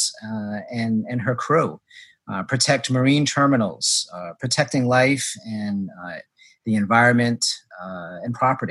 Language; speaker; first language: English; native; English